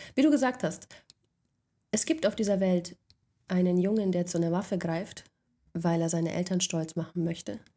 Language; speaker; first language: German; native; German